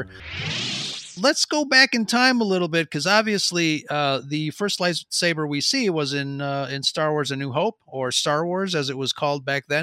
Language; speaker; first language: English; non-native, fluent; Spanish